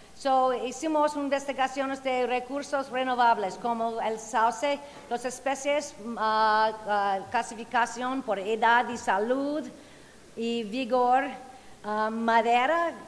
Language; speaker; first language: Spanish; non-native, learner; English